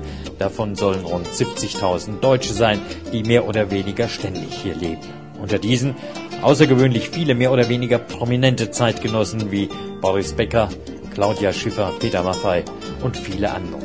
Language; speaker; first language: German; native; German